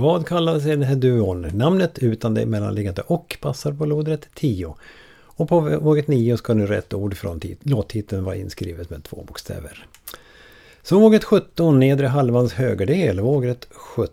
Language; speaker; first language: Swedish; native; Swedish